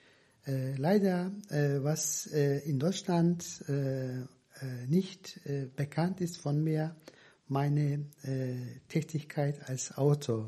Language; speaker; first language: German; non-native, fluent; Turkish